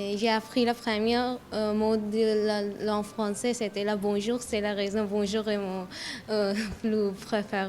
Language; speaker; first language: French; non-native, learner; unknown